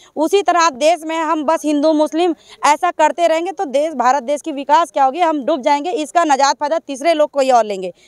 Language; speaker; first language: Hindi; native; Hindi